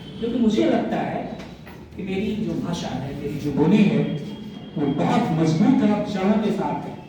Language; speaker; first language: Hindi; native; Hindi